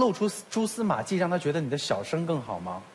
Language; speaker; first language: Chinese; native; Chinese